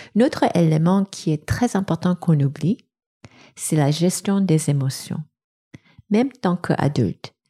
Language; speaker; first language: French; non-native, fluent; English